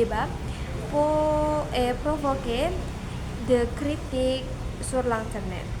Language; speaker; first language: French; non-native, learner; Indonesian